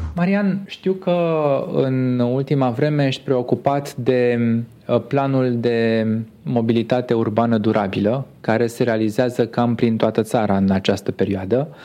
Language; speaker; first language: Romanian; native; Romanian